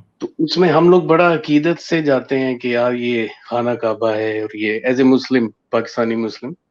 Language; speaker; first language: Urdu; native; Urdu